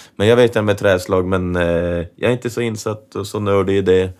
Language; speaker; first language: Swedish; native; Swedish